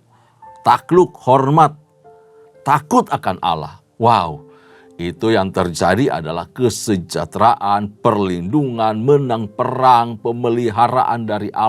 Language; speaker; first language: Indonesian; native; Indonesian